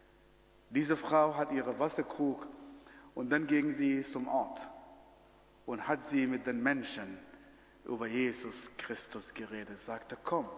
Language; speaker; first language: German; non-native, fluent; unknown